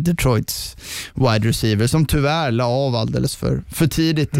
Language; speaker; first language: Swedish; native; Swedish